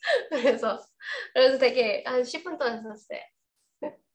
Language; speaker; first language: Korean; non-native, fluent; Thai